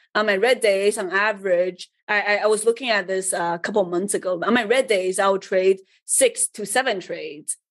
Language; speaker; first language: English; early bilingual, other home language; Chinese